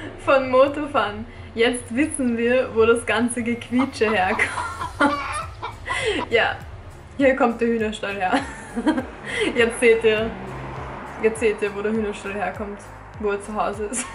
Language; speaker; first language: German; native; German